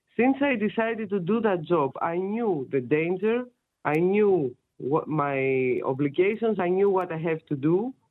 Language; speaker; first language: English; non-native, fluent; Greek